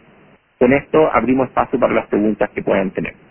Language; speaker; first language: Spanish; native; Spanish